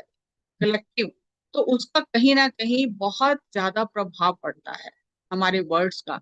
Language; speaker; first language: Hindi; native; Hindi